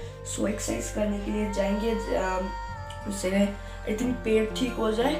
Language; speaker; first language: Hindi; non-native, local second language; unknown